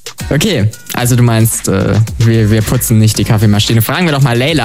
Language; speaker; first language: German; native; German